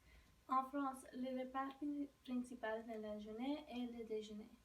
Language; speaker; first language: French; non-native, learner; English